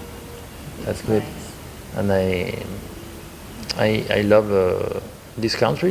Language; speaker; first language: English; non-native, learner; Spanish